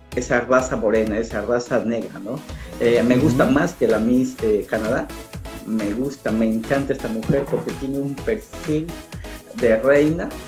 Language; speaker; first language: Spanish; native; Spanish